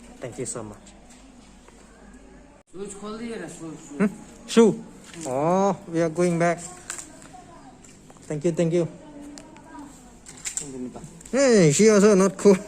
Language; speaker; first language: English; non-native, learner; Thai